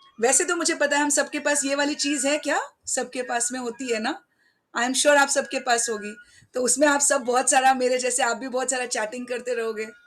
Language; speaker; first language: Hindi; non-native, local second language; Marathi